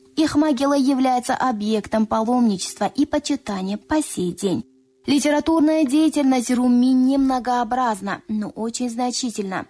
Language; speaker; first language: Russian; non-native, local second language; Tajik